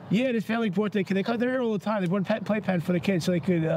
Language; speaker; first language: English; native; English